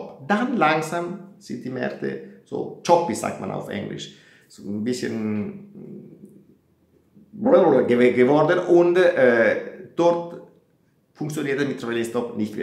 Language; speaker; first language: German; non-native, fluent; Italian